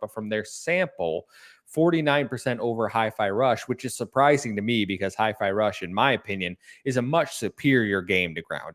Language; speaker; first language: English; native; English